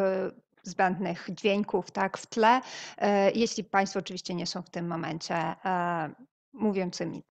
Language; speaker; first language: Polish; non-native, fluent; Ukrainian